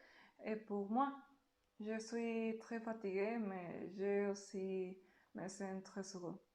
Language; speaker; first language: French; non-native, learner; Spanish